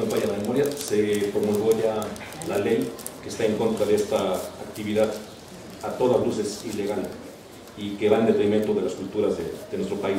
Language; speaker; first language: Spanish; native; Spanish